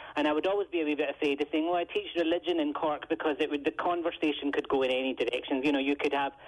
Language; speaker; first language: English; native; English